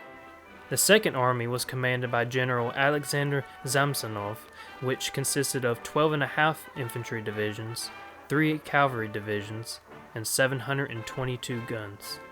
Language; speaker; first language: English; native; English